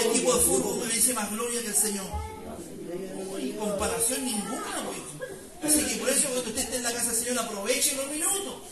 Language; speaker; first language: Spanish; native; Spanish